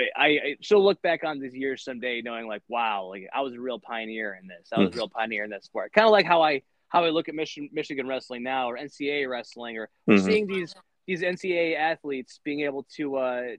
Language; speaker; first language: English; native; English